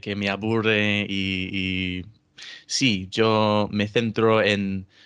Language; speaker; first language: Spanish; non-native, fluent; English